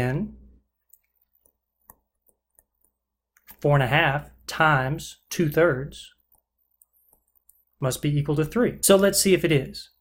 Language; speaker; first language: English; native; English